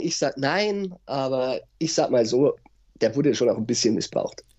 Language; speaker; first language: German; native; German